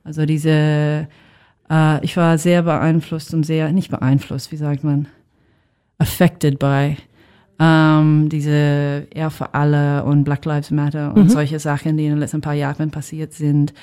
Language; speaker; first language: German; non-native, fluent; English